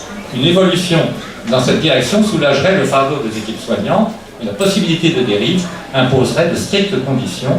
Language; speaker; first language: French; native; French